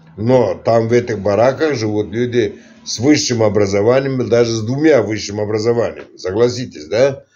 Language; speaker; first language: Russian; non-native, local second language; Turkmen